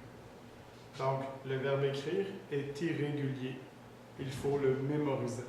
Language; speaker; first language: French; native; French